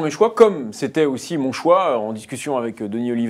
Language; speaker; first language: French; native; French